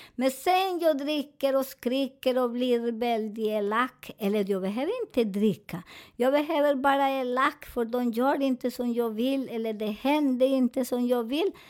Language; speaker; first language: Swedish; non-native, fluent; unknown